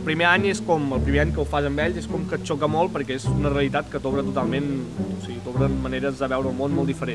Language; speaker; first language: Catalan; native; Catalan